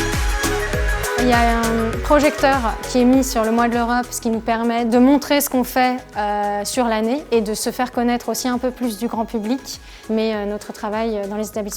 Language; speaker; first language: French; native; French